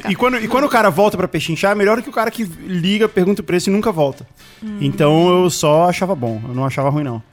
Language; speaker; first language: Portuguese; native; Portuguese